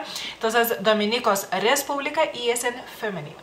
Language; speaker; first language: Spanish; non-native, fluent; Lithuanian